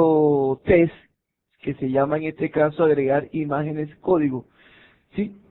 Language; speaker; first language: Spanish; native; Spanish